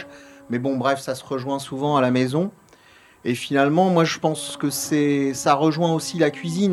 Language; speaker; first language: French; native; French